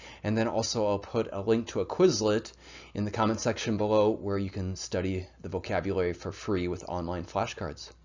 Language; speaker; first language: English; native; English